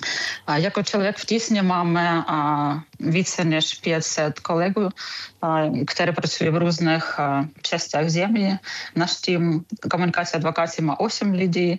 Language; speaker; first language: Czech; non-native, learner; Ukrainian